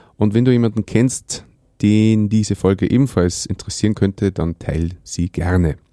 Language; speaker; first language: German; native; German